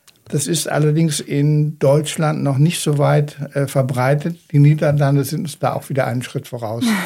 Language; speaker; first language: German; native; German